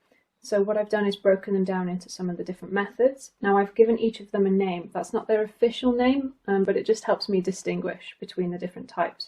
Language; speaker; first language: English; native; English